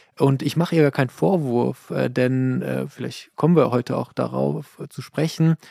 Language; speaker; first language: German; early bilingual, other home language; Persian